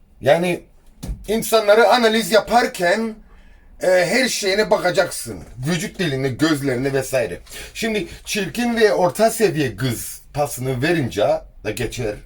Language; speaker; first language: Turkish; early bilingual, heritage; Turkish